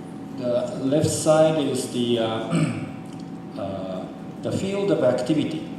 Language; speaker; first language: English; non-native, fluent; Japanese